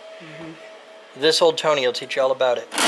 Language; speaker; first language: English; native; English